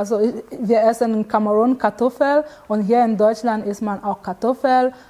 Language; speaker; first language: German; non-native, learner; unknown